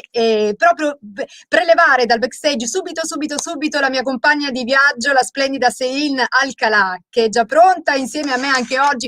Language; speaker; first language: Italian; native; Italian